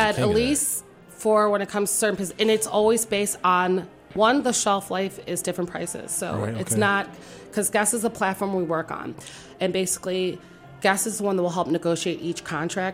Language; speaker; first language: English; native; English